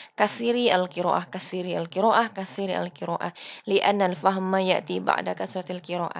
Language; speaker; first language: Arabic; non-native, fluent; Indonesian